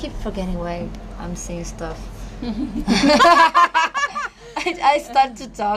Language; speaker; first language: English; non-native, fluent; Portuguese